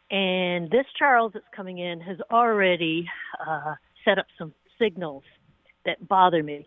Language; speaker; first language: English; native; English